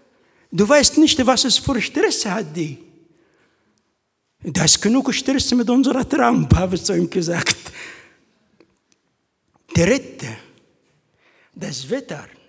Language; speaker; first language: German; non-native, fluent; Arabic